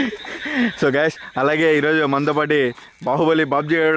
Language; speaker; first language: Telugu; native; Telugu